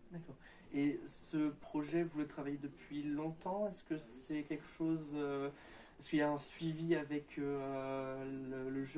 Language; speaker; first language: French; native; French